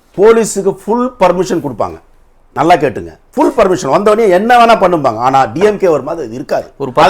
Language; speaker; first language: Tamil; native; Tamil